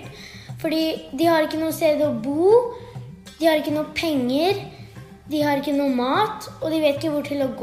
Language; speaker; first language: Norwegian; early bilingual, heritage; Norwegian